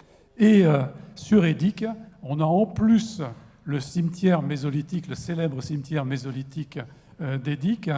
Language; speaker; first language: French; native; French